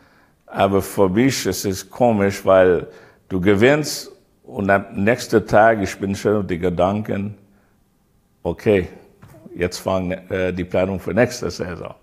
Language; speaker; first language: German; non-native, learner; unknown